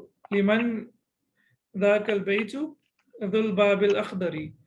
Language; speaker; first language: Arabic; non-native, fluent; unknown